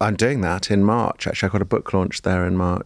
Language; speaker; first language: English; native; English